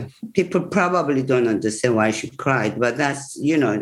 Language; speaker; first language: English; non-native, learner; Korean